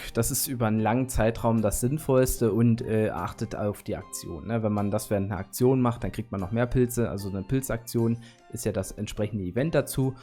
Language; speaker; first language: German; native; German